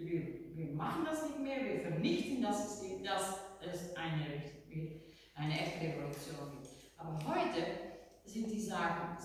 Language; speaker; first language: German; non-native, learner; Dutch